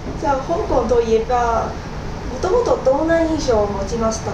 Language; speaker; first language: Japanese; non-native, fluent; Cantonese